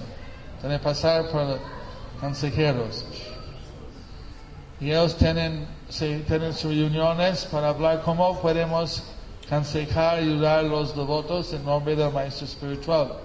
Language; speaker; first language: Spanish; non-native, fluent; English